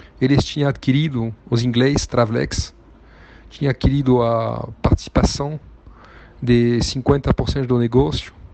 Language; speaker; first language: Portuguese; non-native, fluent; French